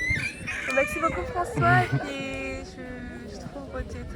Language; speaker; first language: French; non-native, fluent; Korean